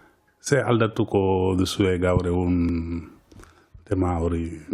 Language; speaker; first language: Basque; non-native, learner; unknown